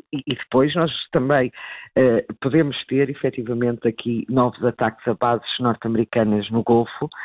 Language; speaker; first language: Portuguese; native; Portuguese